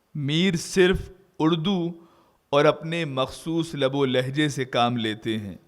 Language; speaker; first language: Urdu; native; Urdu